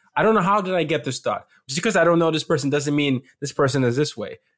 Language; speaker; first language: English; non-native, local second language; Yoruba